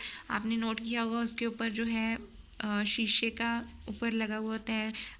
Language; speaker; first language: Hindi; native; Hindi